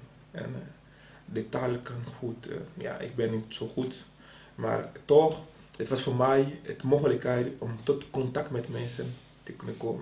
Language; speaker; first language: Dutch; non-native, local second language; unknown